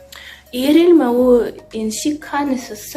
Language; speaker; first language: Korean; non-native, learner; Russian